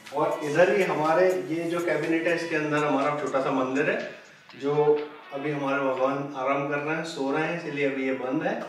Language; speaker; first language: Hindi; native; Hindi